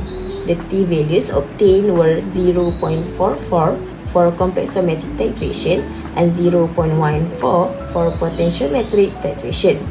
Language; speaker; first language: English; non-native, local second language; Malay